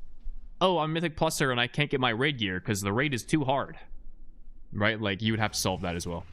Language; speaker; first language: English; native; English